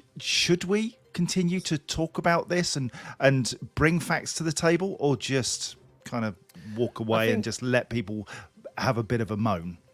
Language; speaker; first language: English; native; English